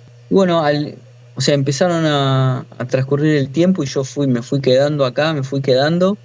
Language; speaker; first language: Spanish; native; Spanish